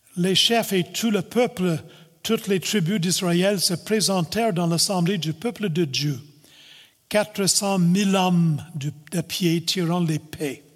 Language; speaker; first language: French; non-native, local second language; English